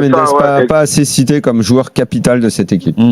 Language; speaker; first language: French; native; French